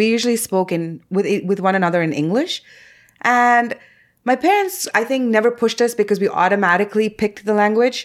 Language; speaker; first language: English; non-native, local second language; Tamil